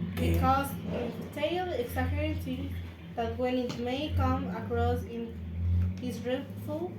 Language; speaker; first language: English; non-native, learner; Spanish